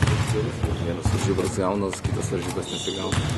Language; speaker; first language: Lithuanian; native; Lithuanian